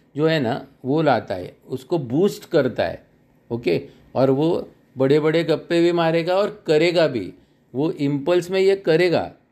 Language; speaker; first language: Hindi; non-native, local second language; Marathi